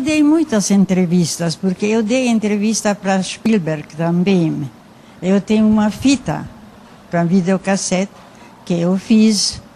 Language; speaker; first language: Portuguese; non-native, learner; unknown